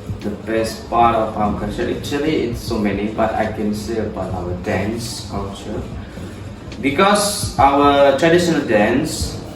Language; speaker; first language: English; non-native, local second language; Malay